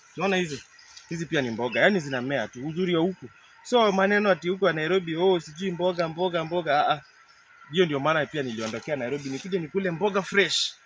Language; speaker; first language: Swahili; non-native, local second language; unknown